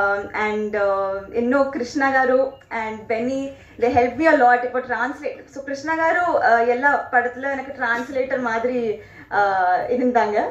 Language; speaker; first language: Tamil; non-native, learner; Telugu